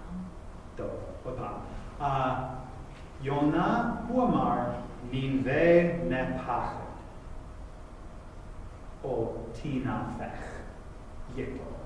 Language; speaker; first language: Hebrew; non-native, fluent; English